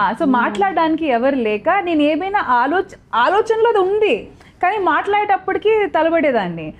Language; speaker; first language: Telugu; non-native, local second language; Odia